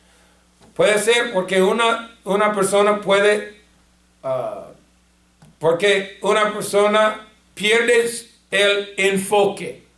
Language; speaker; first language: Spanish; non-native, fluent; English